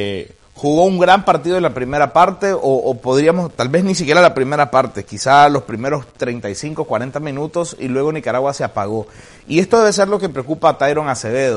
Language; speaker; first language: Spanish; native; Spanish